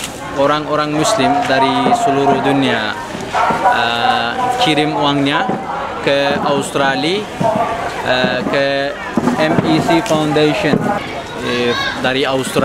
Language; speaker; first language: Indonesian; non-native, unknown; Turkish